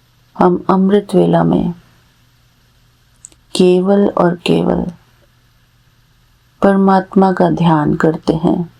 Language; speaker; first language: Hindi; native; Hindi